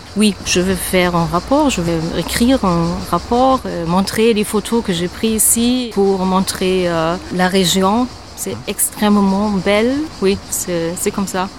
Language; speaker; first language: French; non-native, fluent; German